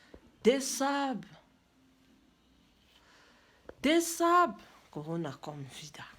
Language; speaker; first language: German; non-native, learner; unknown